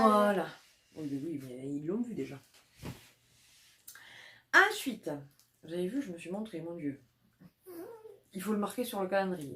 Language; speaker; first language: French; native; French